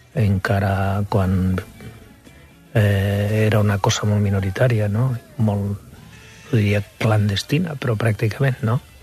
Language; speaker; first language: Catalan; non-native, local second language; Spanish